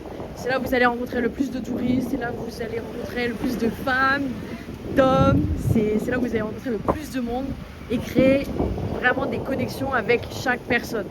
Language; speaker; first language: French; native; French